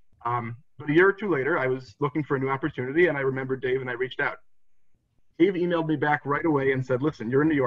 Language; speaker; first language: English; native; English